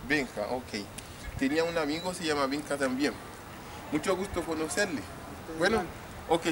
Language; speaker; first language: Spanish; non-native, learner; Haitian Creole